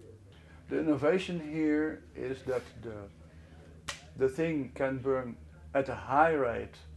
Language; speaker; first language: English; non-native, fluent; Dutch